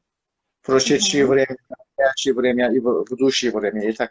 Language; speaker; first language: Russian; non-native, learner; Turkish